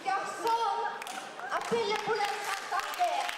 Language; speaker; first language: French; non-native, learner; Russian